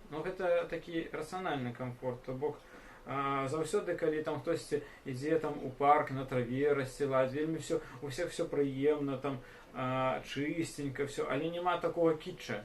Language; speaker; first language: Belarusian; non-native, local second language; Russian